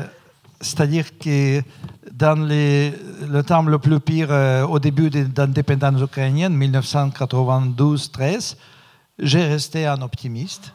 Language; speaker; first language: French; non-native, fluent; Russian